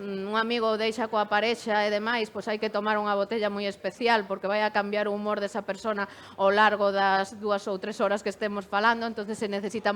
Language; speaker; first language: Spanish; native; Spanish